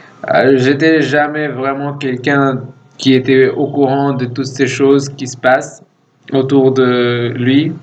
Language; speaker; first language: French; non-native, fluent; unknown